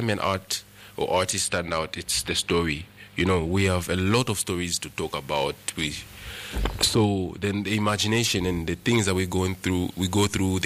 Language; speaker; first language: English; non-native, local second language; Nyanja